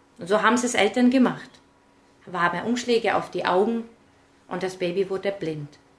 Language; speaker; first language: German; early bilingual, other home language; Czech